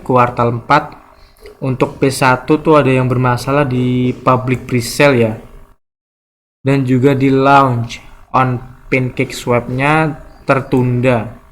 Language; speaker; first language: Indonesian; native; Indonesian